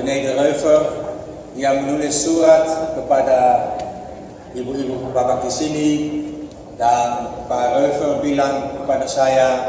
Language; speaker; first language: Indonesian; non-native, fluent; Dutch